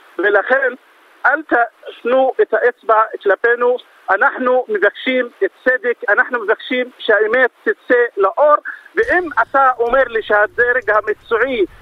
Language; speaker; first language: Hebrew; non-native, local second language; Arabic